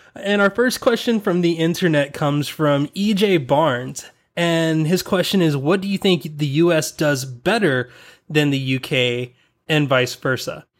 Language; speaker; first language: English; native; English